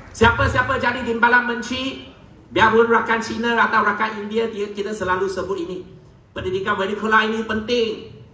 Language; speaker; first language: Malay; non-native, local second language; Chinese